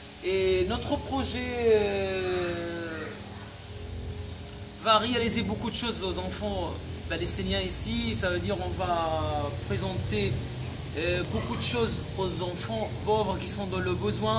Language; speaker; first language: French; non-native, fluent; Arabic